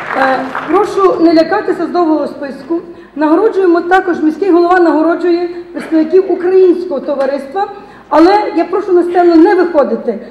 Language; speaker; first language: Ukrainian; native; Ukrainian